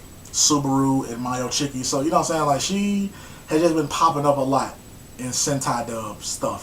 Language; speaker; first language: English; native; English